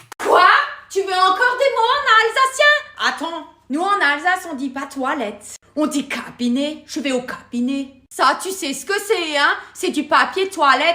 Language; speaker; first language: French; native; French